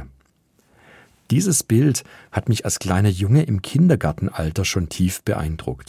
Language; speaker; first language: German; native; German